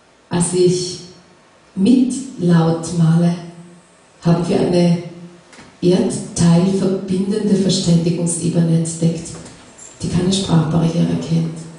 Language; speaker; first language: German; native; German